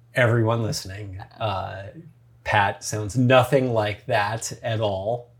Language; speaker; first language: English; native; English